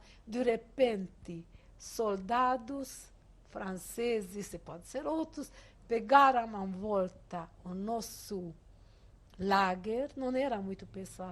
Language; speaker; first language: Portuguese; non-native, fluent; Hungarian